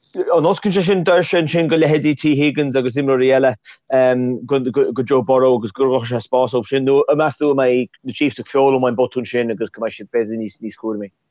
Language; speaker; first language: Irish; native; Irish